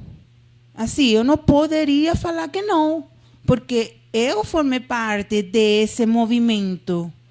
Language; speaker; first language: Portuguese; non-native, fluent; Spanish